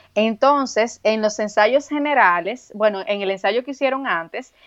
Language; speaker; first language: Spanish; native; Spanish